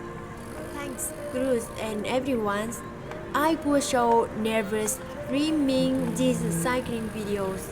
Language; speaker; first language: English; non-native, learner; Vietnamese